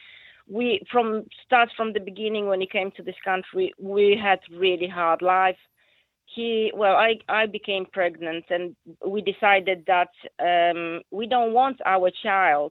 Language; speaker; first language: English; non-native, fluent; Polish